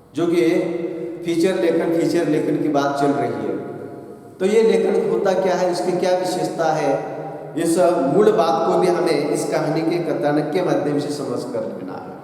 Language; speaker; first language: Hindi; non-native, local second language; Marathi